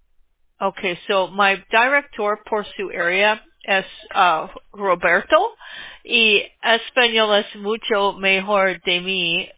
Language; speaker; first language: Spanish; non-native, learner; English